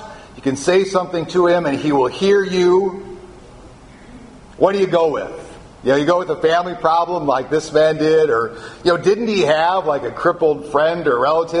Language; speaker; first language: English; native; English